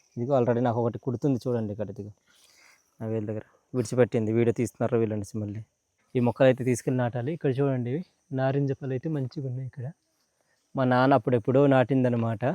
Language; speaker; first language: Telugu; non-native, local second language; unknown